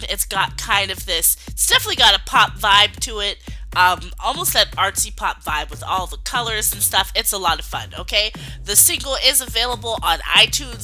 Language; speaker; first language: English; native; English